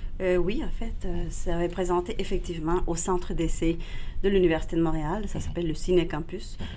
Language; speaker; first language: French; non-native, fluent; Spanish